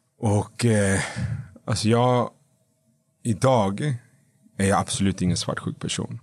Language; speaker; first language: Swedish; native; Swedish